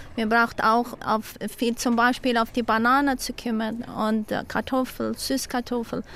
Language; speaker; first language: German; non-native, learner; Portuguese